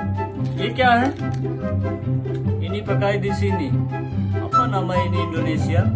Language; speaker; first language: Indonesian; non-native, learner; Hindi